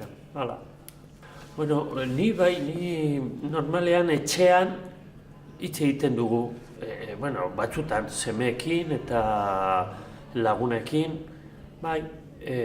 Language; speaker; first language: Basque; non-native, local second language; Spanish